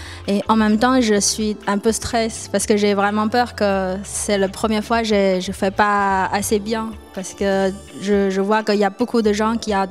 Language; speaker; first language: French; non-native, fluent; Chinese